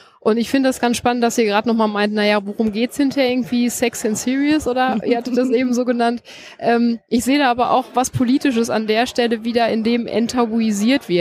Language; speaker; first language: German; native; German